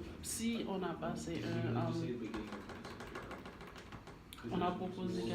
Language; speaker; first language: French; non-native, learner; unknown